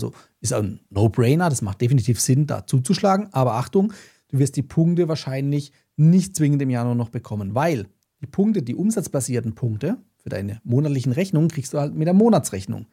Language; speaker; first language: German; native; German